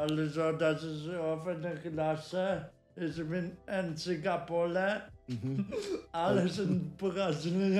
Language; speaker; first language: German; non-native, learner; Polish